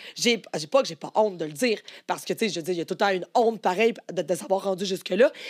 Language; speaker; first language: French; native; French